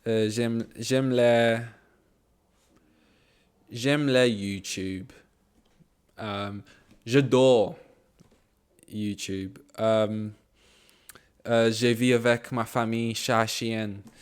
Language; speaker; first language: French; non-native, learner; English